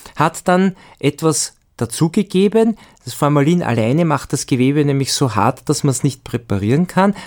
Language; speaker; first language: German; native; German